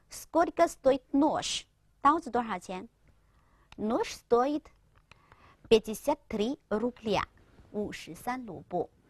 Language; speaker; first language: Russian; non-native, fluent; Chinese